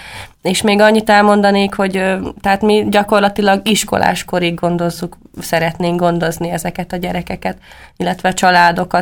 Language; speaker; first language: Hungarian; native; Hungarian